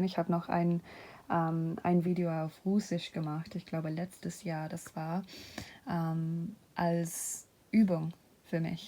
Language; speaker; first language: German; non-native, fluent; English